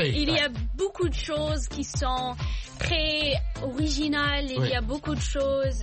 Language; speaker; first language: French; non-native, learner; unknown